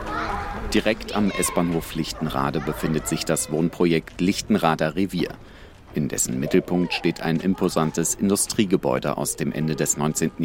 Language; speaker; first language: German; native; German